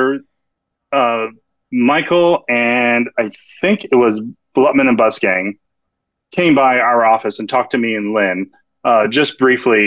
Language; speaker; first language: English; native; English